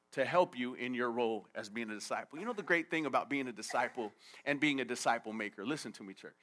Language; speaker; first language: English; native; English